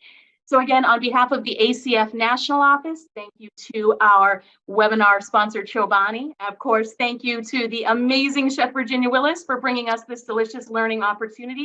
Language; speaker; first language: English; native; English